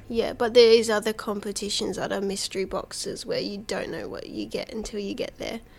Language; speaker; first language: English; native; English